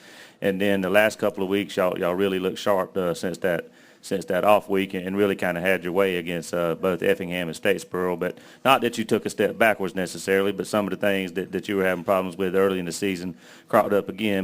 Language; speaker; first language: English; native; English